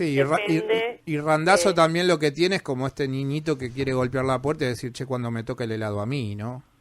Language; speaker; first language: Spanish; native; Spanish